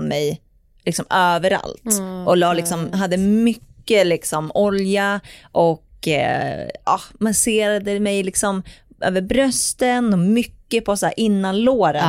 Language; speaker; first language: Swedish; native; Swedish